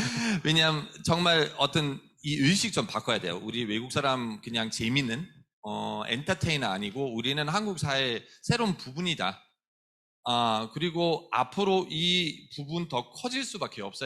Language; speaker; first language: Korean; non-native, fluent; German